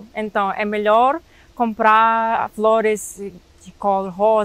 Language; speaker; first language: Portuguese; non-native, fluent; Ukrainian